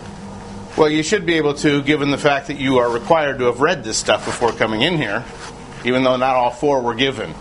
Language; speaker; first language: English; native; English